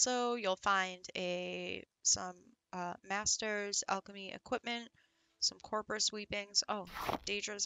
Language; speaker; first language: English; native; English